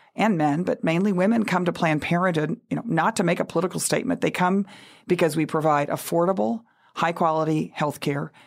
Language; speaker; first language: English; native; English